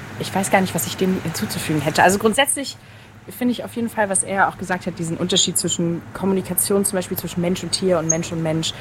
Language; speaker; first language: German; native; German